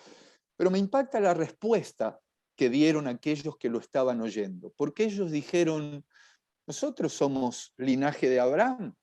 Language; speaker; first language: Spanish; native; Spanish